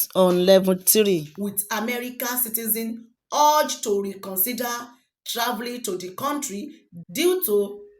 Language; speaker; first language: English; non-native, local second language; Yoruba